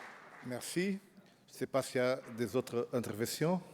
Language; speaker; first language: French; non-native, fluent; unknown